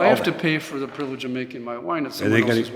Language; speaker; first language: English; native; English